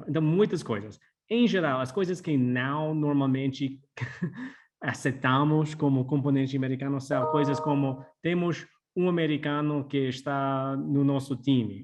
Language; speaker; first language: Portuguese; non-native, fluent; English